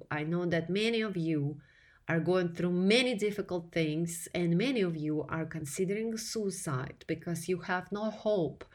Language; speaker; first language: English; non-native, fluent; Russian